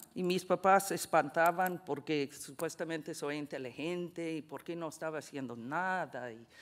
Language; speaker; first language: Spanish; non-native, fluent; English